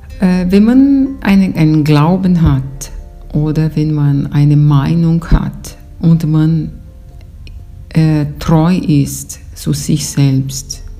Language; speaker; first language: German; non-native, fluent; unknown